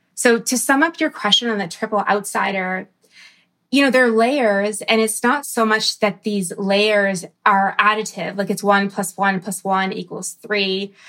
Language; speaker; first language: English; early bilingual, other home language; Arabic